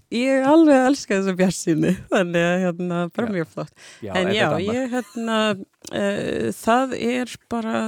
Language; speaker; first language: Icelandic; non-native, fluent; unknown